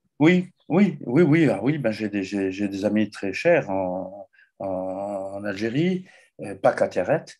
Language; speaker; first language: French; native; French